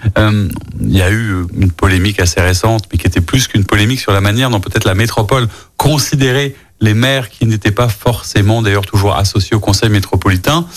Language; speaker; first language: French; native; French